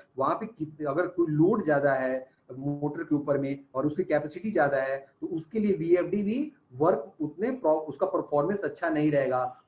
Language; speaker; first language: Hindi; native; Hindi